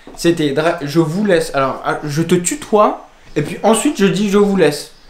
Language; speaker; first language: French; native; French